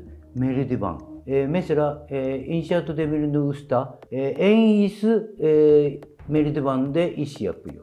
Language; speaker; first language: Turkish; non-native, fluent; Japanese